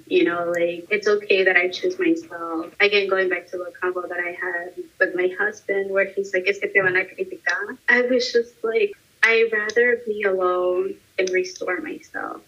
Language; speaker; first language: English; early bilingual, other home language; Spanish